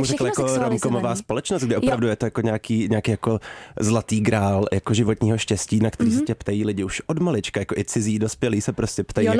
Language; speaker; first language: Czech; native; Czech